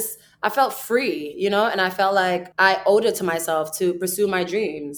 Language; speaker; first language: English; early bilingual, other home language; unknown